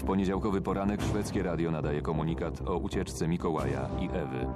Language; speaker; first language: Polish; native; Polish